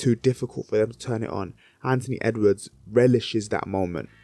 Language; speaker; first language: English; native; English